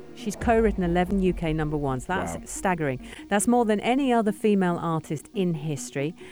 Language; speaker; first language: English; native; English